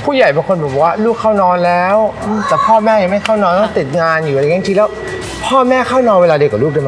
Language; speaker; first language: Thai; native; Thai